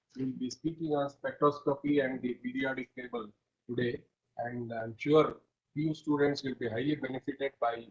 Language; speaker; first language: English; non-native, local second language; Kannada